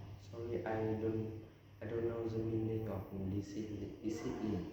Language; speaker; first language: English; non-native, learner; Vietnamese